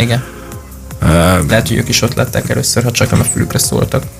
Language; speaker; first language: Hungarian; native; Hungarian